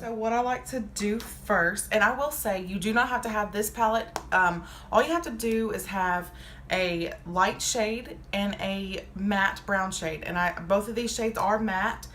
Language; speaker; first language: English; native; English